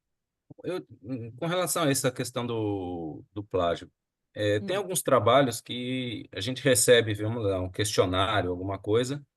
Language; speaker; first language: Portuguese; native; Portuguese